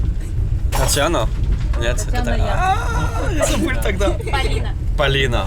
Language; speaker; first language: Russian; non-native, learner; French